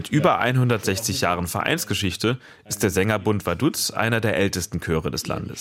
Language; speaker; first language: German; native; German